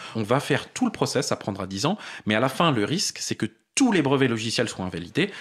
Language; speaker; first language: French; native; French